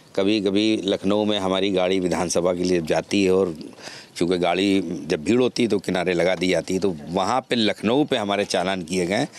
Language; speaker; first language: Hindi; native; Hindi